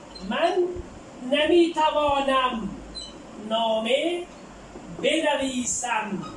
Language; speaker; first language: Persian; non-native, fluent; Urdu